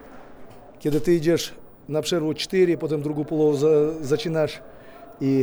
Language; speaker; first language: Polish; non-native, fluent; Russian